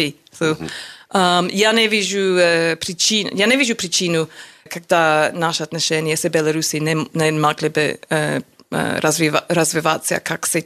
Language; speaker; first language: Russian; non-native, learner; English